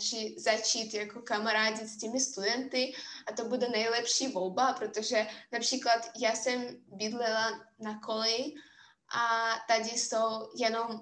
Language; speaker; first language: Czech; non-native, fluent; Russian